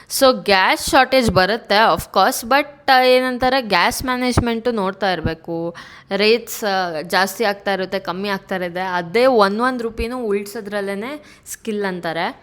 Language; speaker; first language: Kannada; native; Kannada